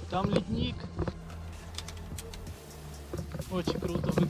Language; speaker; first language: Russian; native; Russian